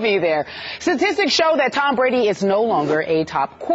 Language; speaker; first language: English; native; English